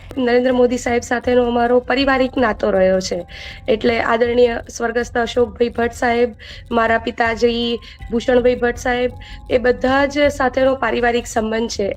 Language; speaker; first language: Gujarati; native; Gujarati